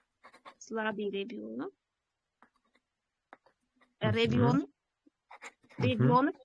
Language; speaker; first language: Russian; non-native, learner; Uzbek